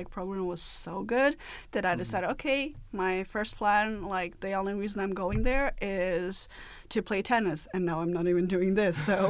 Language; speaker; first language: English; non-native, fluent; Russian